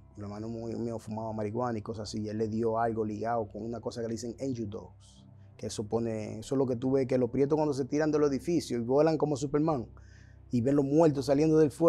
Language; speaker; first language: Spanish; native; Spanish